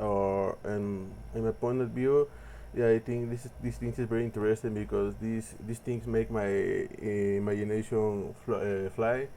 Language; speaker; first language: English; non-native, learner; Spanish